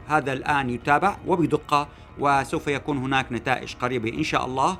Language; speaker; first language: Arabic; native; Arabic